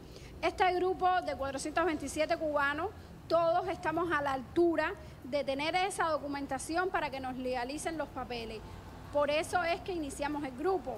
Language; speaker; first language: Spanish; native; Spanish